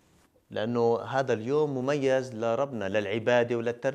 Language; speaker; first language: Arabic; native; Arabic